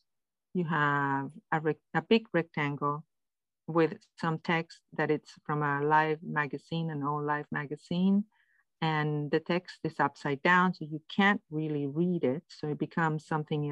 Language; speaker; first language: English; non-native, fluent; Spanish